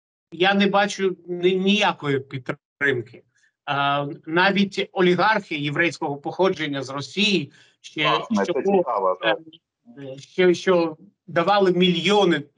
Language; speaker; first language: Ukrainian; non-native, local second language; Russian